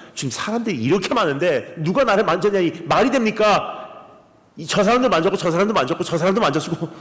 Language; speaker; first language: Korean; early bilingual, heritage; Korean